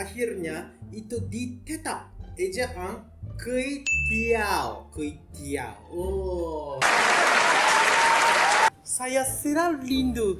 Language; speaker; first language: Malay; non-native, learner; Japanese